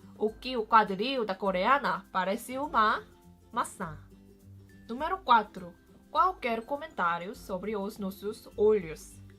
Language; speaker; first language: Portuguese; non-native, fluent; Korean